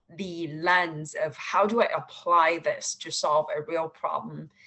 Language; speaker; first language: English; non-native, fluent; Chinese